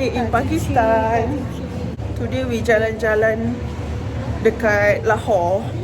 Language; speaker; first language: English; non-native, learner; Malay